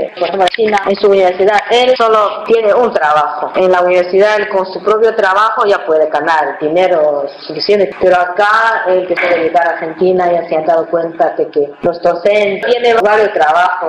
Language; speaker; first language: Spanish; non-native, fluent; Chinese